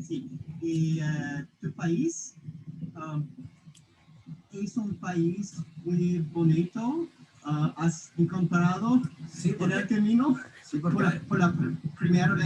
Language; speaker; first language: Spanish; non-native, learner; English